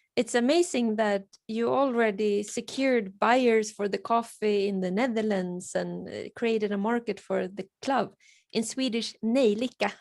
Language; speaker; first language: English; non-native, fluent; Swedish